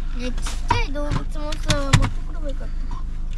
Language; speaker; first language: Japanese; early bilingual, other home language; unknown